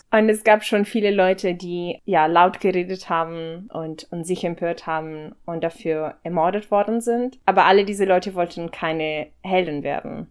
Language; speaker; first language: German; non-native, fluent; Italian